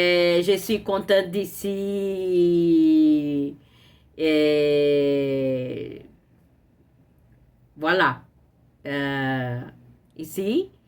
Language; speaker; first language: French; non-native, learner; Portuguese